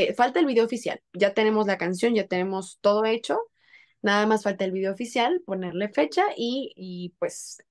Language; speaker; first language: Spanish; native; Spanish